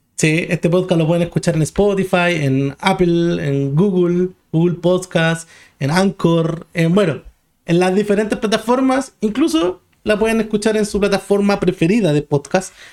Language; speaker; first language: Spanish; native; Spanish